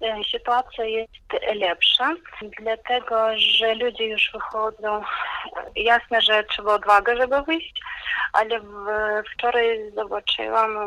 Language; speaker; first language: Polish; non-native, fluent; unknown